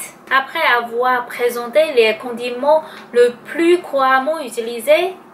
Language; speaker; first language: French; non-native, fluent; Chinese